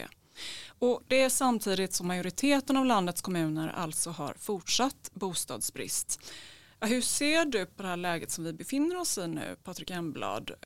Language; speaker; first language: Swedish; native; Swedish